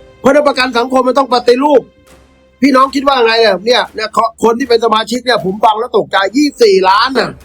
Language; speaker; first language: Thai; native; Thai